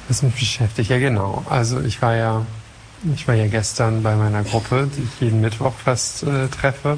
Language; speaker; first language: German; non-native, fluent; French